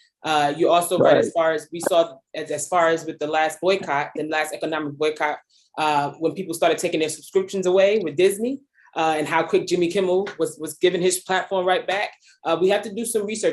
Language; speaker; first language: English; native; English